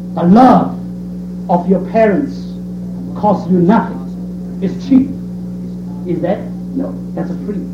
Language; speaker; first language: English; non-native, fluent; Chinese